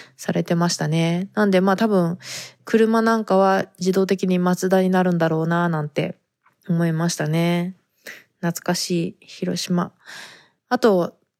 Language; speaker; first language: Japanese; native; Japanese